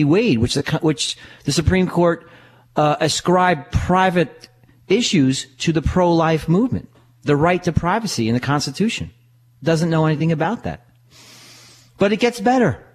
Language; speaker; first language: English; native; English